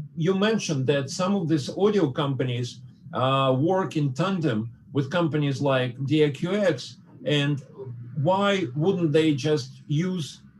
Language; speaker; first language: English; non-native, fluent; Russian